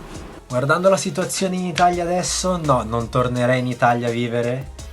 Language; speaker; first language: Italian; early bilingual, other home language; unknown